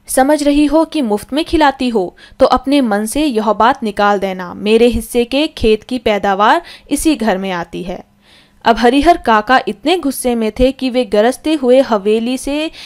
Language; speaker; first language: Hindi; native; Hindi